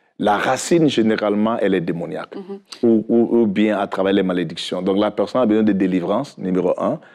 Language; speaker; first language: French; non-native, local second language; Fula